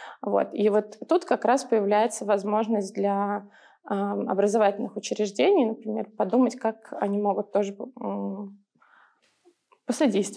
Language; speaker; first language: Russian; native; Russian